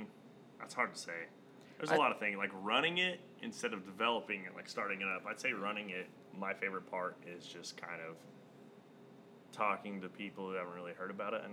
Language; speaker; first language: English; native; English